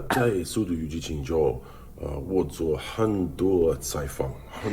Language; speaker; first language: Chinese; non-native, learner; English